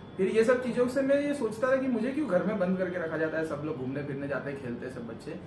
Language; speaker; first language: Hindi; native; Hindi